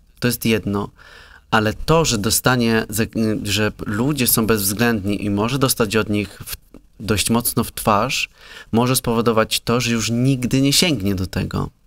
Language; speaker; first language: Polish; native; Polish